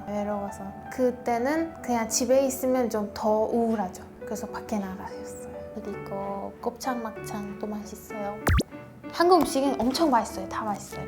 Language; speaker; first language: Korean; non-native, fluent; Persian